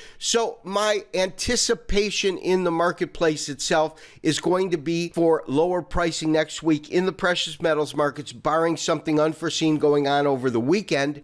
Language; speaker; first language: English; native; English